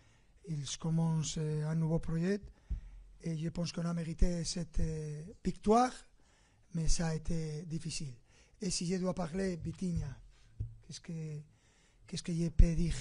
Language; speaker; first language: French; non-native, fluent; Spanish